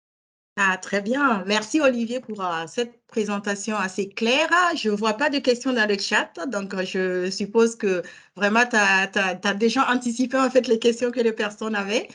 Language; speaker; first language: French; native; French